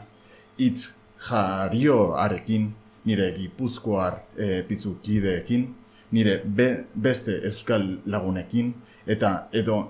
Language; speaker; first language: Basque; non-native, learner; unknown